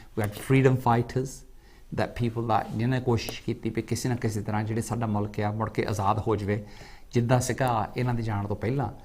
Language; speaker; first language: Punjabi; early bilingual, heritage; Punjabi